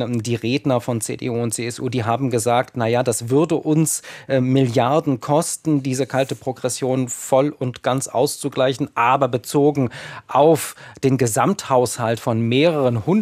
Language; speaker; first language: German; native; German